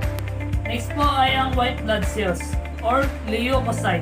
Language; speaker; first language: Filipino; native; Filipino